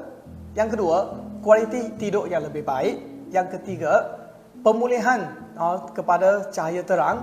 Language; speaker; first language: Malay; non-native, local second language; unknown